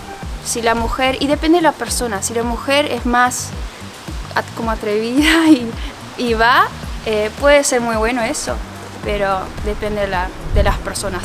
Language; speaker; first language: Spanish; early bilingual, heritage; Spanish